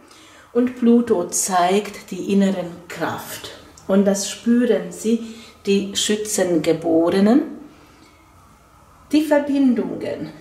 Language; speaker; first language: German; non-native, fluent; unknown